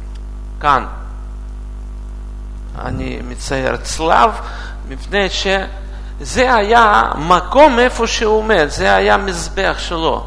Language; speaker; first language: Hebrew; non-native, fluent; Russian